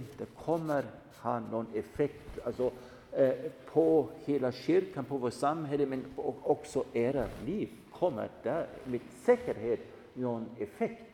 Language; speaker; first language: Swedish; non-native, fluent; German